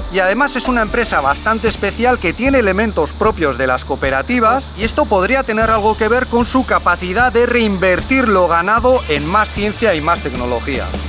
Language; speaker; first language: Spanish; native; Spanish